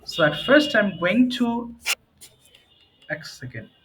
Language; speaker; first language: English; non-native, fluent; Bangla